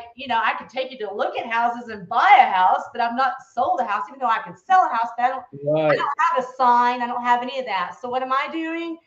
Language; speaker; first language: English; native; English